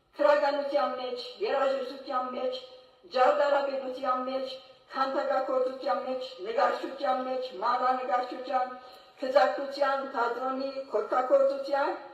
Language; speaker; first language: Armenian; native; Armenian